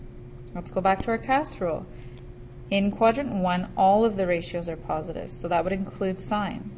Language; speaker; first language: English; native; English